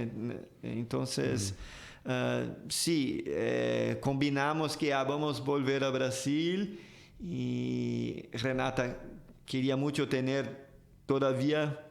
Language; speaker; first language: Spanish; non-native, fluent; Portuguese